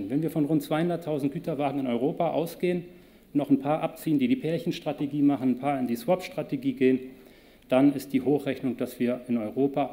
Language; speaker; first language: German; native; German